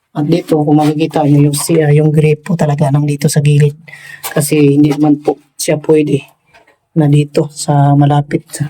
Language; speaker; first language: Filipino; non-native, local second language; Cebuano